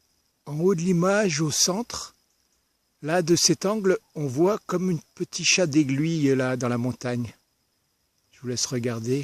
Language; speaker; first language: French; native; French